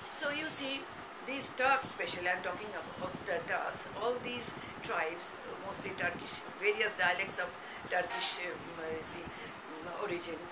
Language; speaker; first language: English; non-native, local second language; Bangla